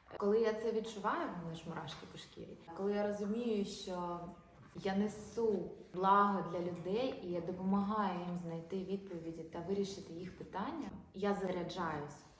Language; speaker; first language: Ukrainian; non-native, local second language; Russian